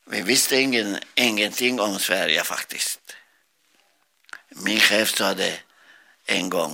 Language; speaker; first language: Swedish; non-native, learner; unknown